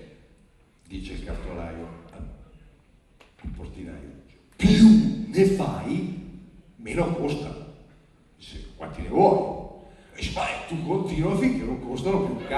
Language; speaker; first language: Italian; native; Italian